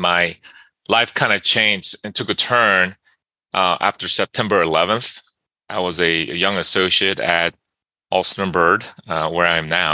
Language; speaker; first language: English; early bilingual, other home language; Korean